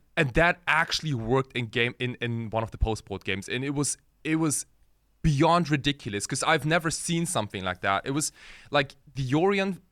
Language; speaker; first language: English; early bilingual, other home language; Japanese